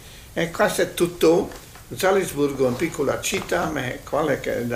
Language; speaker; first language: Italian; non-native, learner; Hungarian